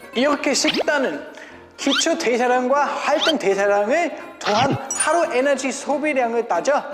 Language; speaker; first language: Korean; non-native, fluent; German